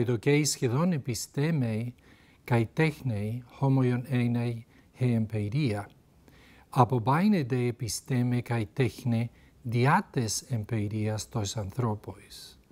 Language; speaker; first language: Greek; non-native, fluent; Spanish